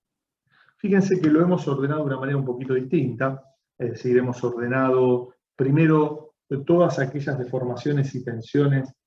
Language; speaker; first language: Spanish; native; Spanish